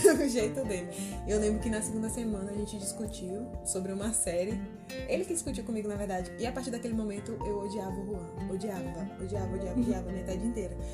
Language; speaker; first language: Portuguese; native; Portuguese